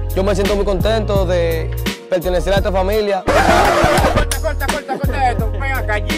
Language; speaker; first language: Spanish; native; Spanish